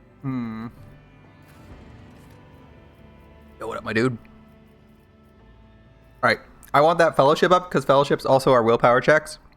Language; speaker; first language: English; native; English